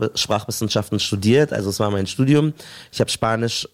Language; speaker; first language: German; native; German